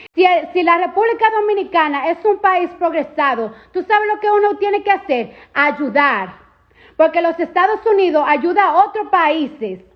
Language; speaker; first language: Spanish; early bilingual, heritage; Spanish